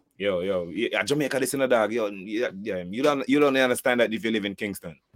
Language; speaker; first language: English; native; English